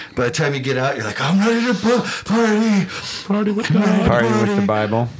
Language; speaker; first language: English; native; English